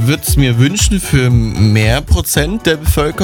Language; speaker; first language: German; native; German